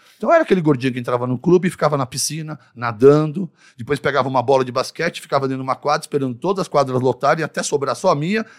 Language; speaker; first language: Portuguese; early bilingual, other home language; Arabic